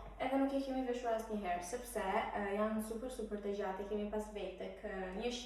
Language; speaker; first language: Albanian; early bilingual, heritage; Albanian